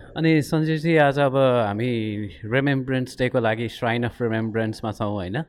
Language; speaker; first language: Nepali; native; Nepali